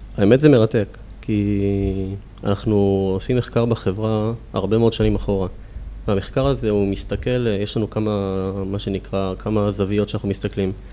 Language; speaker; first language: Hebrew; native; Hebrew